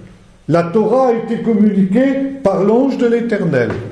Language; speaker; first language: French; native; French